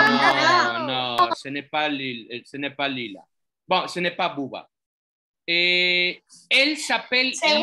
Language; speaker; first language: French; non-native, fluent; Spanish